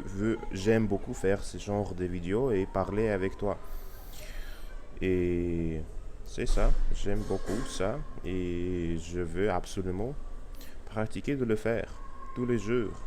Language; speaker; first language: French; non-native, learner; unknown